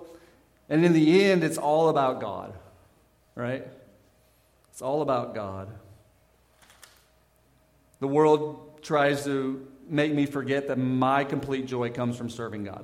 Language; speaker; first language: English; native; English